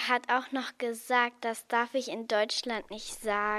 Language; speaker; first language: German; native; German